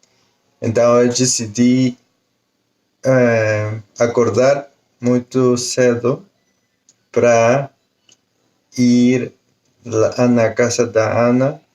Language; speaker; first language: Portuguese; non-native, learner; Spanish